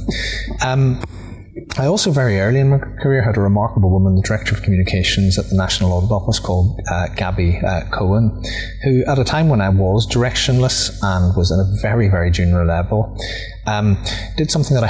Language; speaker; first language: English; native; English